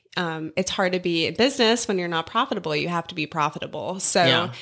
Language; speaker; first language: English; native; English